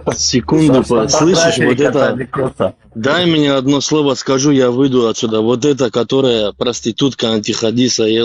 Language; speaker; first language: Russian; early bilingual, heritage; Chechen